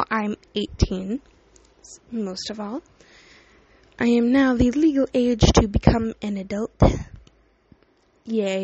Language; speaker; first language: English; native; English